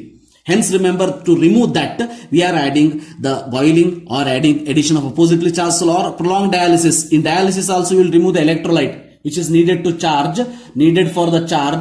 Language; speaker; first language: English; non-native, local second language; Kannada